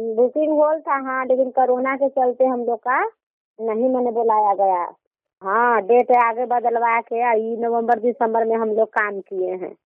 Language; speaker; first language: Hindi; native; Hindi